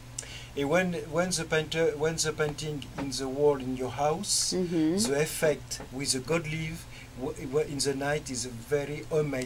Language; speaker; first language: English; non-native, learner; French